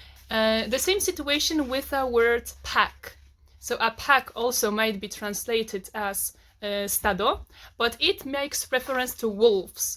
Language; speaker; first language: English; non-native, fluent; Polish